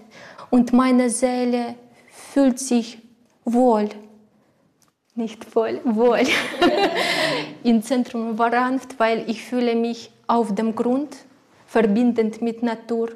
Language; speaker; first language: German; non-native, learner; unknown